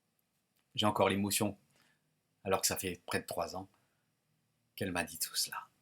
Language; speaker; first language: French; native; French